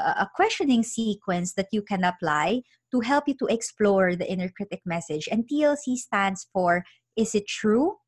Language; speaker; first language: English; non-native, local second language; Filipino